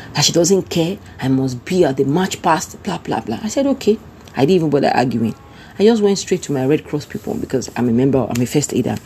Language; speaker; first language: English; non-native, local second language; Yoruba